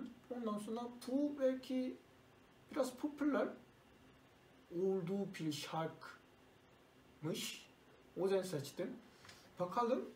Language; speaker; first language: Turkish; non-native, learner; Korean